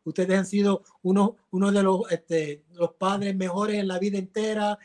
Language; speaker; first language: Spanish; early bilingual, heritage; Spanish